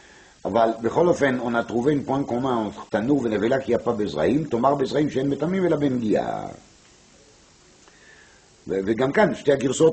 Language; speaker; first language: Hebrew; non-native, fluent; French